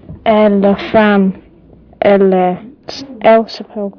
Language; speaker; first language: French; non-native, learner; English